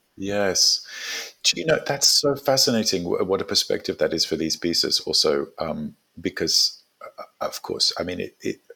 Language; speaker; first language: English; native; English